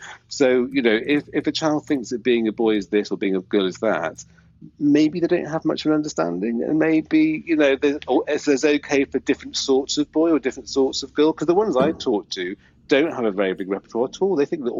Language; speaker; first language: English; native; English